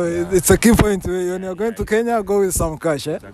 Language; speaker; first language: English; non-native, local second language; Kinyarwanda